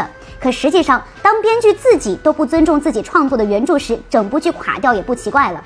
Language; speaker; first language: Chinese; native; Chinese